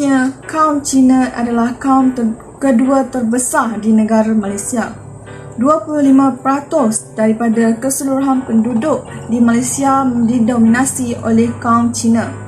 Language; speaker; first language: Malay; native; Malay